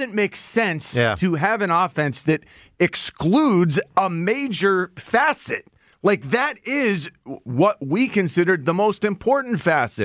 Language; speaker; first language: English; native; English